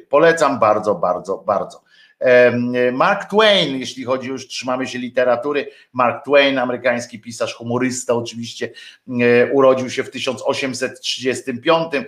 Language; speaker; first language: Polish; native; Polish